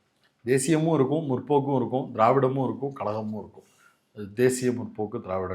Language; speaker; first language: Tamil; native; Tamil